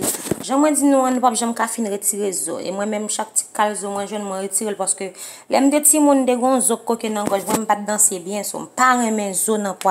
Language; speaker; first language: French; non-native, learner; Haitian Creole